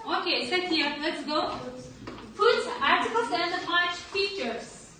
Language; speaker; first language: English; non-native, learner; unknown